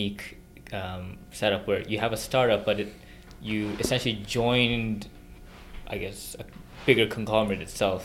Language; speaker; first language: English; non-native, local second language; Korean